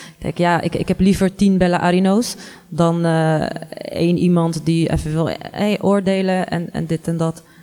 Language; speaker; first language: Dutch; early bilingual, other home language; Arabic